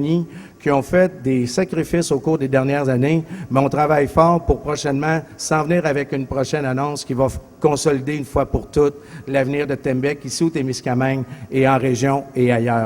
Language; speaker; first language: French; native; French